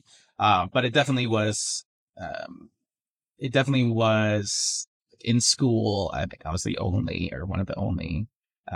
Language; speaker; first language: English; native; English